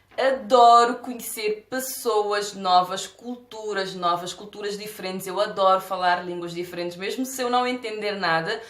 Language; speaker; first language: Portuguese; non-native, local second language; Kabuverdianu